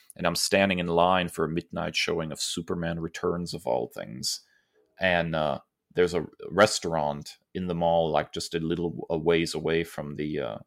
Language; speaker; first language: English; early bilingual, other home language; German